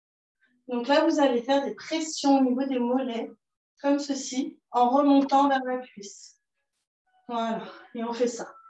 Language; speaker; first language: French; native; French